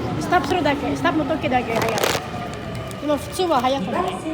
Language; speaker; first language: Japanese; non-native, fluent; Filipino